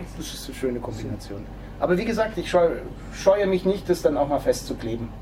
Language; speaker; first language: German; native; German